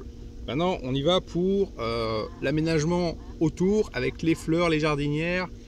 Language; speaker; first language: French; native; French